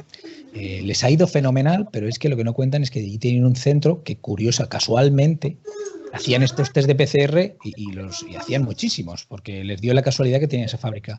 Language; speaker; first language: Spanish; native; Spanish